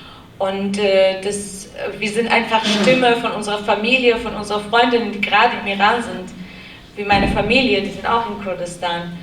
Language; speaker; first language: German; non-native, learner; Kurdish